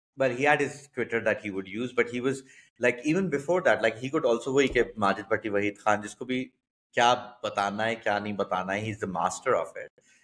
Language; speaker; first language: English; non-native, local second language; Hindi